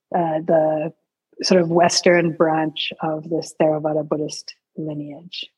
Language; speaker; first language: English; early bilingual, other home language; Sinhala